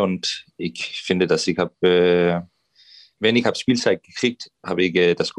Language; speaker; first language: German; non-native, fluent; Danish